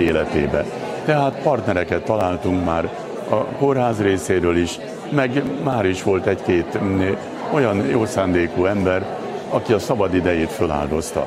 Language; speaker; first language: Hungarian; native; Hungarian